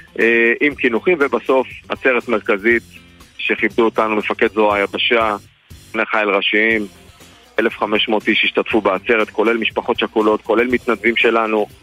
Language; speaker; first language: Hebrew; native; Hebrew